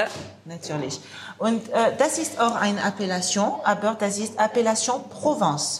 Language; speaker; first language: German; non-native, learner; French